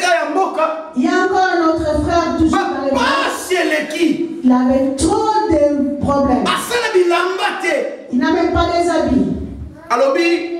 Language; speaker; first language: French; non-native, local second language; Lingala